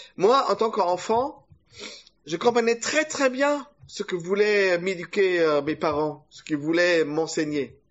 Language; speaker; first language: French; non-native, fluent; German